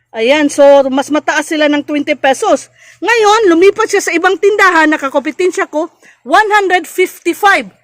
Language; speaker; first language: Filipino; native; Filipino